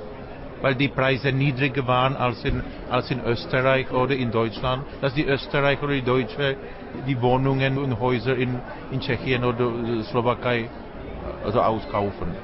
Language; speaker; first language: German; non-native, fluent; Czech